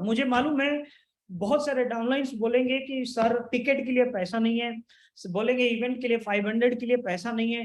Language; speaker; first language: Hindi; native; Hindi